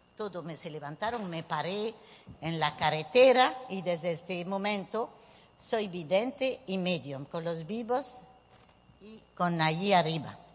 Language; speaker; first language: Spanish; early bilingual, heritage; Spanish